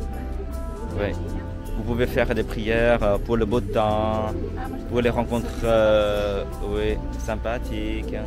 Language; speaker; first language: French; non-native, fluent; Vietnamese